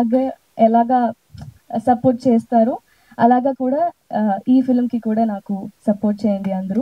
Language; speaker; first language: Telugu; non-native, learner; Tamil